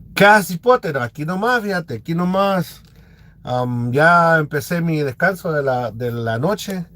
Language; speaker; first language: Spanish; early bilingual, heritage; Spanish